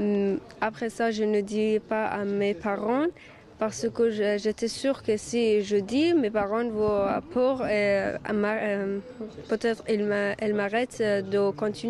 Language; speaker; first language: French; non-native, learner; Persian